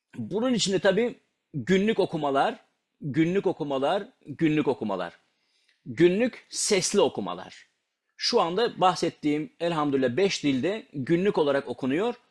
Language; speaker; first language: Turkish; non-native, local second language; Kurdish